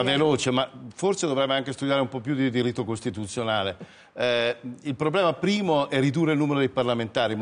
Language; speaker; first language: Italian; native; Italian